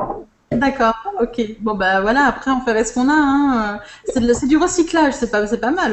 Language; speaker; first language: French; native; French